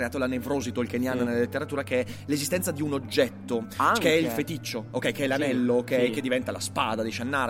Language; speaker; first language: Italian; native; Italian